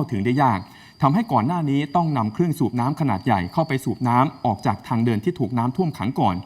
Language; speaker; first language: Thai; native; Thai